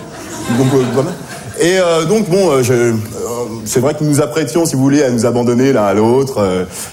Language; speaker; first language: French; native; French